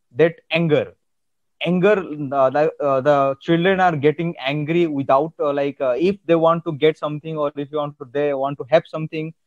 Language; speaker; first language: English; non-native, local second language; Odia